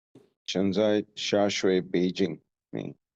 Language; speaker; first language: Chinese; non-native, learner; Urdu